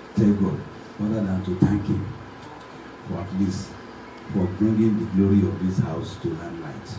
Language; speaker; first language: English; non-native, local second language; Yoruba